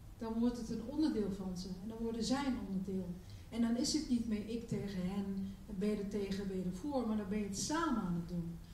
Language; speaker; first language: Dutch; early bilingual, other home language; Turkish